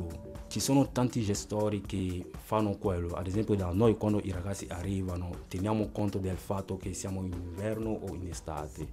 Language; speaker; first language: Italian; non-native, fluent; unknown